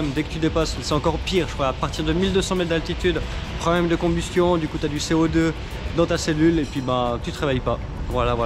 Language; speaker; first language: French; native; French